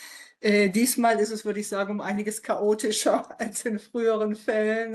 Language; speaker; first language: German; native; German